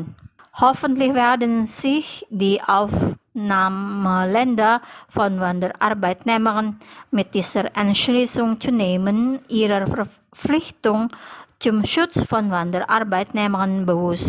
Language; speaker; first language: German; non-native, fluent; Indonesian